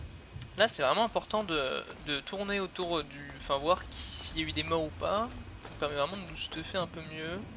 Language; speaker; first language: French; native; French